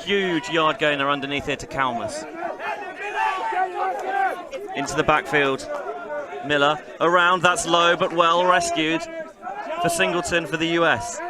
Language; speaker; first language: English; native; English